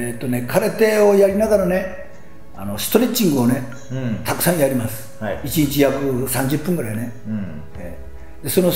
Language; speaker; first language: Japanese; native; Japanese